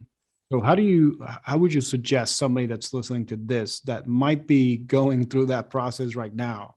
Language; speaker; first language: English; native; English